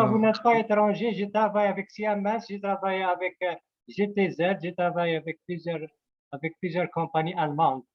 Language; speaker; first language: French; non-native, local second language; Arabic